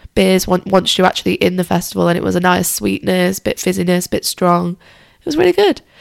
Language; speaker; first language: English; native; English